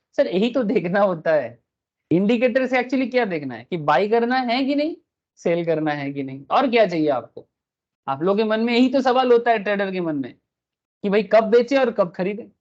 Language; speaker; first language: Hindi; non-native, local second language; Bangla